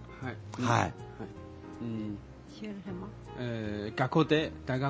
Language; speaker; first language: Japanese; non-native, learner; Chinese